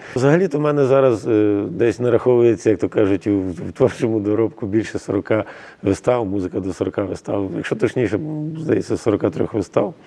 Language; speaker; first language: Ukrainian; native; Ukrainian